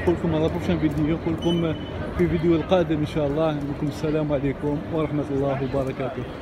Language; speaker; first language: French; non-native, local second language; Arabic